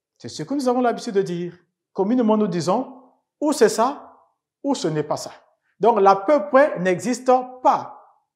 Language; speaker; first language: French; native; French